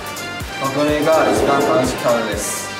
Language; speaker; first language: Japanese; non-native, learner; Chinese